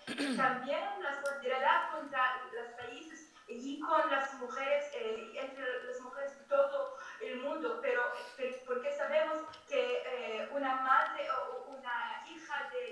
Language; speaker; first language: Spanish; non-native, fluent; Arabic